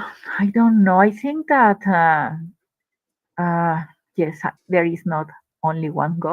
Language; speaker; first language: English; non-native, learner; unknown